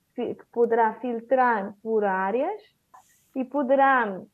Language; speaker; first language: Portuguese; non-native, local second language; Kabuverdianu